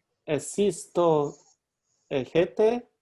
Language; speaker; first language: Greek; non-native, learner; English